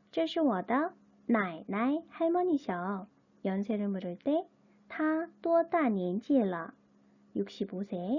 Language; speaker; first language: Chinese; non-native, fluent; Korean